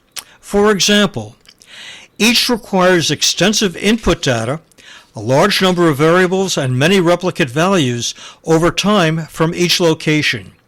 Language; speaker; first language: English; native; English